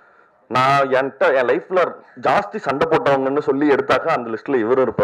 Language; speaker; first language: Tamil; native; Tamil